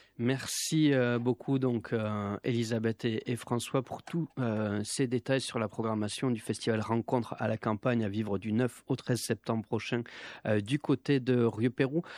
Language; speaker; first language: French; native; French